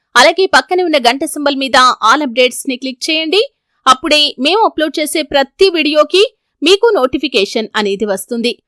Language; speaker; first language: Telugu; native; Telugu